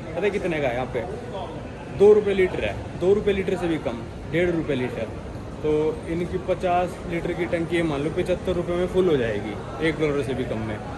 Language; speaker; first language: Hindi; native; Hindi